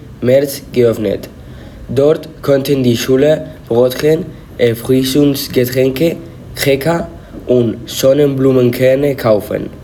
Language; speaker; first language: German; non-native, learner; Spanish